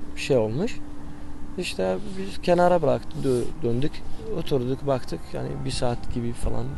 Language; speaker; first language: Turkish; non-native, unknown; Arabic